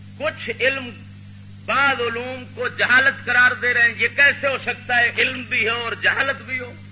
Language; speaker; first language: Urdu; non-native, local second language; Punjabi